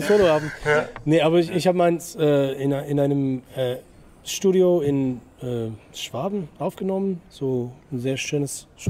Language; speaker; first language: German; non-native, fluent; English